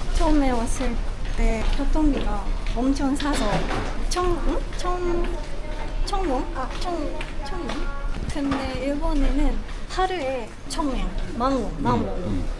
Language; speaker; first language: Korean; non-native, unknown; Japanese